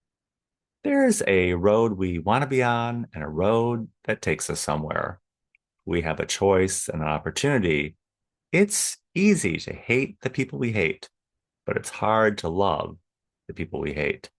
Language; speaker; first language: English; native; English